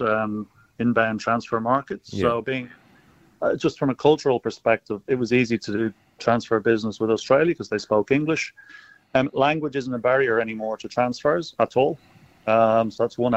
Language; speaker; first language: English; native; English